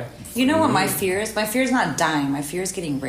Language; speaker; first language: English; native; English